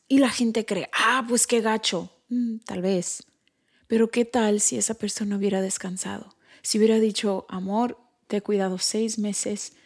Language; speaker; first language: Spanish; early bilingual, heritage; Spanish